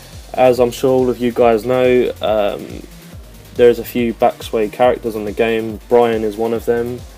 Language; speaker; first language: English; native; English